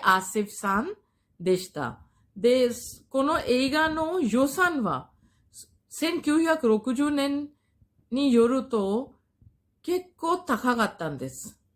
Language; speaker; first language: Japanese; non-native, fluent; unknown